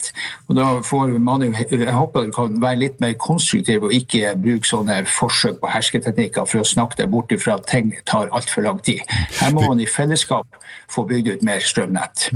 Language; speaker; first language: Norwegian; native; Norwegian